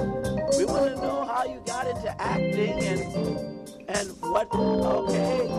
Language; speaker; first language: English; native; English